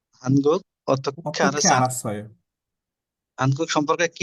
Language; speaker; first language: Korean; non-native, learner; Bangla